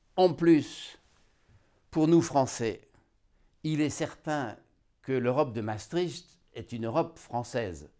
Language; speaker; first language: French; native; French